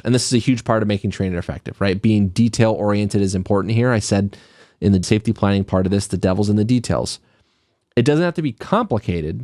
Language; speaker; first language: English; native; English